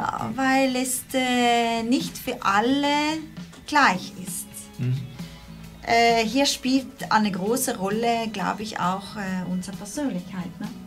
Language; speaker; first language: German; non-native, local second language; Italian